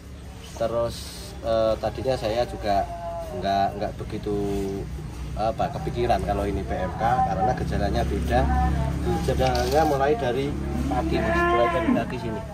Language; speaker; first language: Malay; non-native, local second language; Javanese